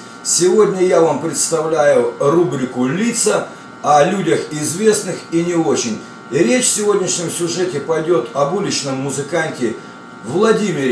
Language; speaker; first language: Russian; native; Russian